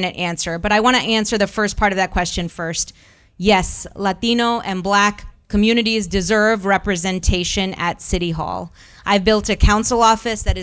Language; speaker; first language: English; early bilingual, other home language; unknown